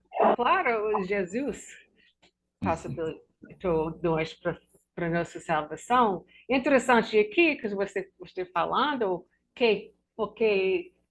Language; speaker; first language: Portuguese; non-native, learner; English